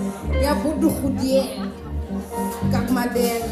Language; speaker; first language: Russian; non-native, learner; English